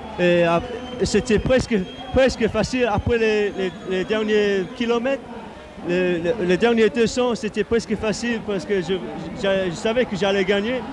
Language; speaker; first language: French; non-native, fluent; English